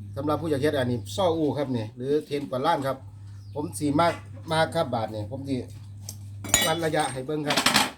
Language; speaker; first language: Thai; native; Thai